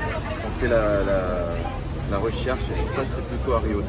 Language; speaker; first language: French; non-native, fluent; Portuguese